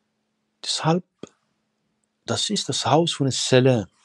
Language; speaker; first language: German; non-native, fluent; Arabic